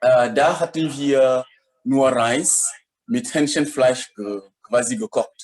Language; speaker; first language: German; non-native, fluent; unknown